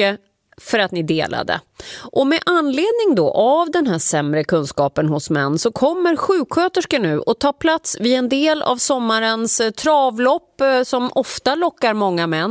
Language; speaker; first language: Swedish; native; Swedish